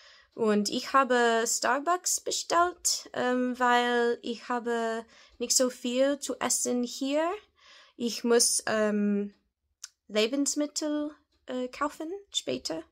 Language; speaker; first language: German; non-native, learner; English